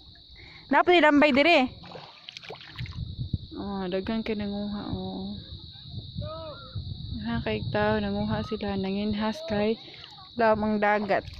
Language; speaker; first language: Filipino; non-native, local second language; Cebuano